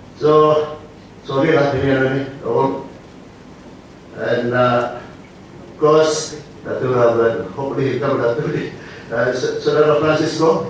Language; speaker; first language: English; non-native, local second language; Central Dusun